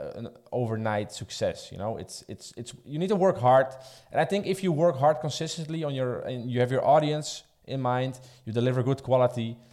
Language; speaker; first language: English; non-native, fluent; Dutch